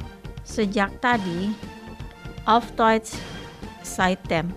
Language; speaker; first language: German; non-native, fluent; Indonesian